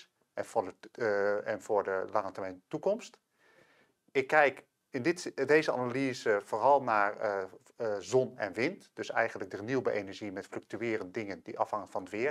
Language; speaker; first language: Dutch; native; Dutch